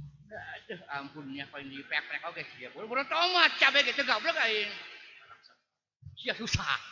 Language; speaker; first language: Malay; non-native, local second language; Sundanese